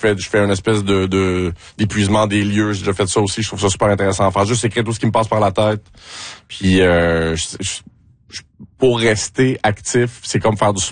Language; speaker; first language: French; native; French